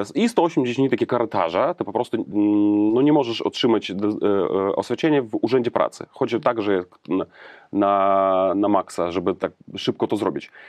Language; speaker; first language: Polish; non-native, learner; Ukrainian